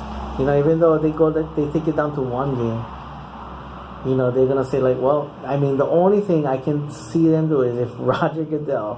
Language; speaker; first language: English; native; English